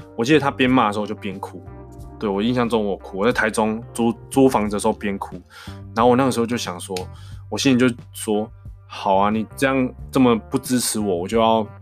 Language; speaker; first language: Chinese; non-native, local second language; Min Nan Chinese